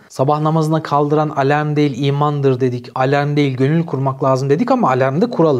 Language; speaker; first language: Turkish; native; Turkish